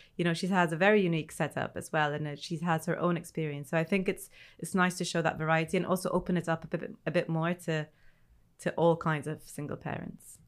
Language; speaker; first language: English; non-native, fluent; Arabic